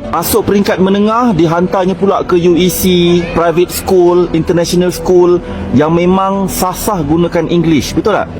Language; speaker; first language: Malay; native; Malay